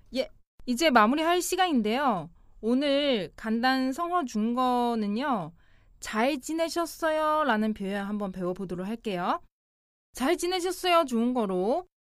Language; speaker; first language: Korean; non-native, fluent; Chinese